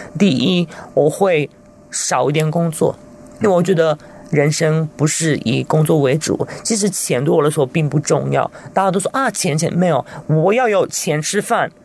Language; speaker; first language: Chinese; non-native, fluent; Italian